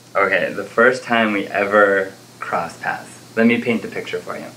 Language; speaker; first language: English; native; English